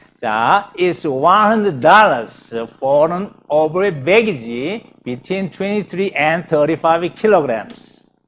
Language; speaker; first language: English; non-native, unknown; Korean